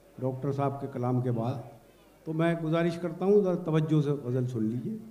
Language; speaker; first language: Urdu; native; Urdu